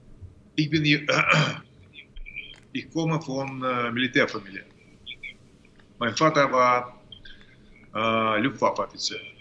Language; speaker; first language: German; non-native, fluent; Russian